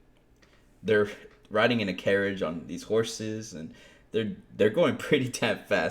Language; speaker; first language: English; native; English